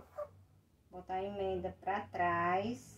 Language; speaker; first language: Portuguese; native; Portuguese